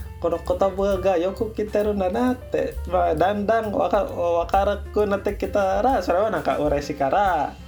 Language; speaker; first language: Japanese; non-native, learner; Indonesian